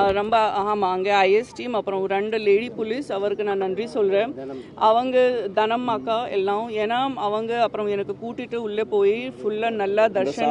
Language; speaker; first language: Tamil; non-native, local second language; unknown